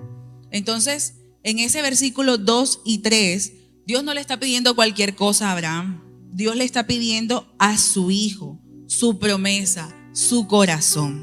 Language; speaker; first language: Spanish; native; Spanish